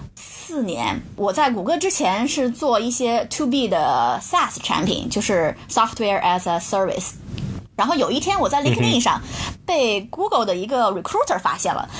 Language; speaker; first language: Chinese; native; Chinese